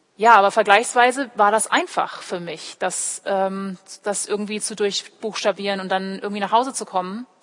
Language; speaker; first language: German; early bilingual, other home language; English